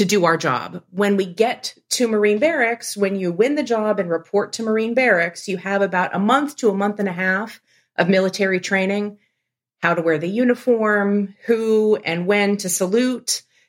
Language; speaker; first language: English; native; English